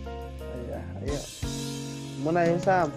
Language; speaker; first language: Indonesian; non-native, learner; Thai